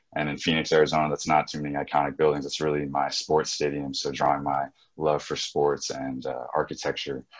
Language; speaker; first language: English; native; English